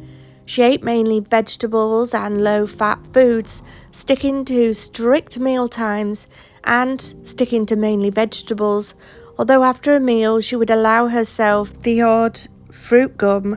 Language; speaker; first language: English; native; English